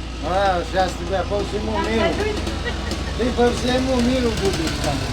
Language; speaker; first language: Russian; non-native, local second language; Chechen